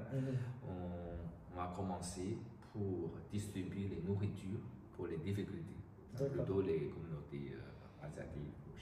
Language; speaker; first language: French; non-native, learner; Chinese